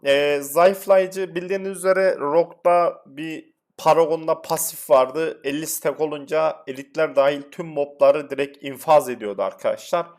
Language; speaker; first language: Turkish; native; Turkish